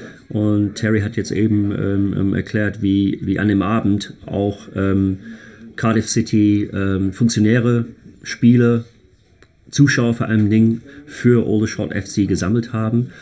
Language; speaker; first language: German; non-native, fluent; English